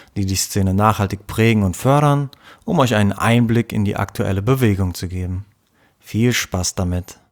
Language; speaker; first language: German; native; German